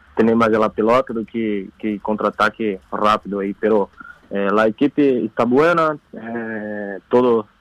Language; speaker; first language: Spanish; non-native, learner; Portuguese